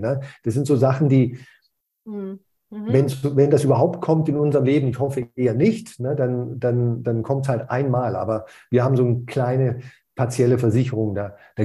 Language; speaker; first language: German; native; German